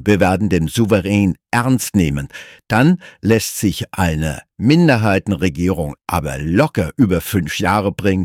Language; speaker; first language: German; native; German